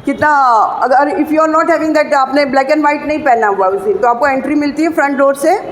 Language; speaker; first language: Hindi; non-native, local second language; Marathi